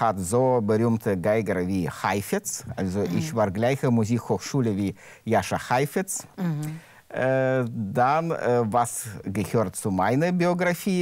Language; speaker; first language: German; non-native, learner; Russian